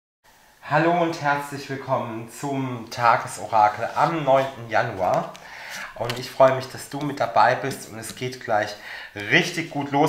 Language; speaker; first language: German; native; German